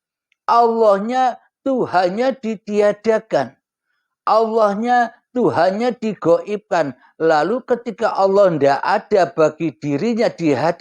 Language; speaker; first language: Indonesian; non-native, local second language; Javanese